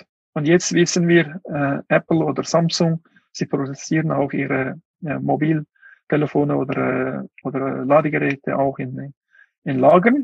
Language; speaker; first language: German; non-native, fluent; Uyghur